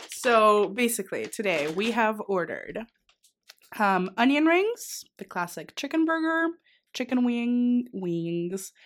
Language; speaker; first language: English; non-native, fluent; Greek